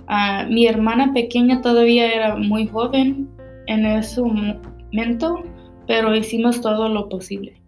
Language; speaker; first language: Spanish; early bilingual, heritage; Spanish